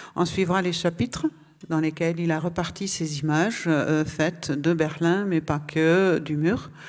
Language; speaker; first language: French; non-native, fluent; German